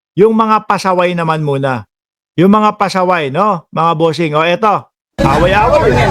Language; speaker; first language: Filipino; native; Filipino